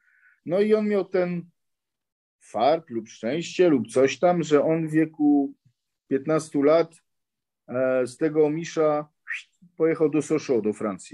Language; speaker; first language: Polish; early bilingual, heritage; Polish